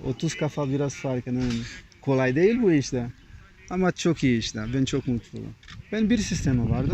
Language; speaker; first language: Turkish; non-native, learner; Portuguese